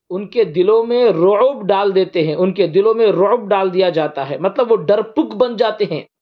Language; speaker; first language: Urdu; native; Urdu